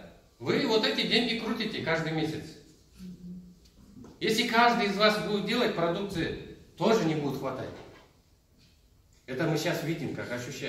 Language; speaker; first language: Russian; non-native, local second language; Kazakh